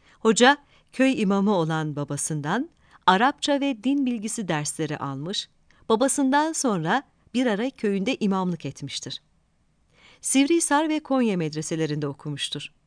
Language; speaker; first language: Turkish; native; Turkish